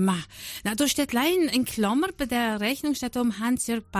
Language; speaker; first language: German; native; German